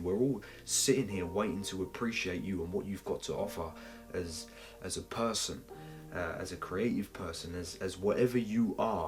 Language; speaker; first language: English; native; English